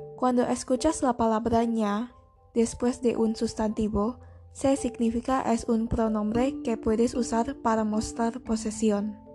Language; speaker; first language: Spanish; non-native, learner; Indonesian